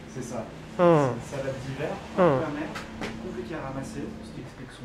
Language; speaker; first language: French; native; French